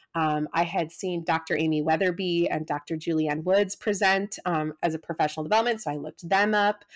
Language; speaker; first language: English; native; English